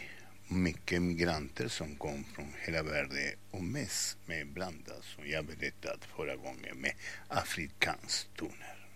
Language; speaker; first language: Swedish; non-native, fluent; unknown